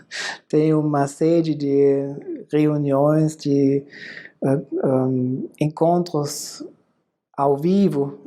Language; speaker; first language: Portuguese; non-native, fluent; German